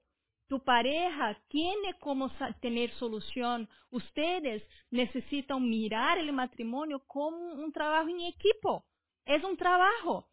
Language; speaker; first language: Spanish; non-native, fluent; Portuguese